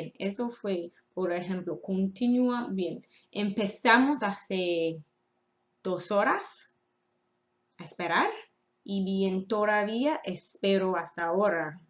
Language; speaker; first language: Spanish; non-native, fluent; English